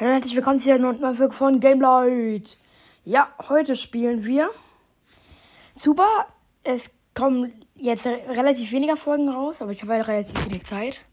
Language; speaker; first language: German; native; German